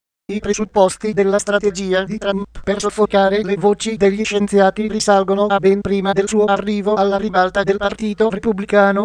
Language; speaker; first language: Italian; native; Italian